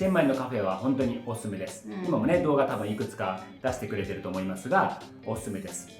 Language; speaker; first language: Japanese; native; Japanese